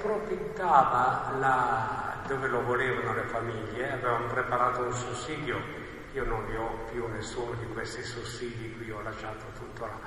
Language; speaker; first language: Italian; native; Italian